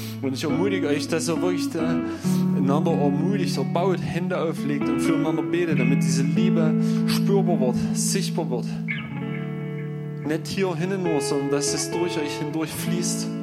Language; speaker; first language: German; native; German